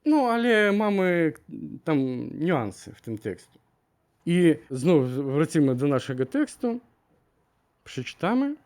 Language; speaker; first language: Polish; non-native, learner; Ukrainian